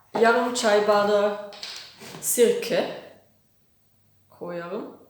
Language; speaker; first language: Turkish; non-native, fluent; German